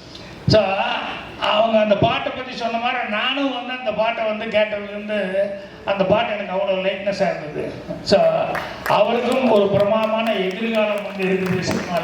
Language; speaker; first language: Tamil; native; Tamil